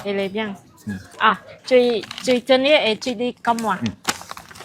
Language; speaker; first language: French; non-native, learner; Khmer